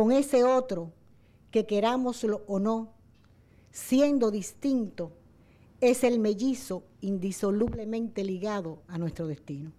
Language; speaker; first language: Spanish; native; Spanish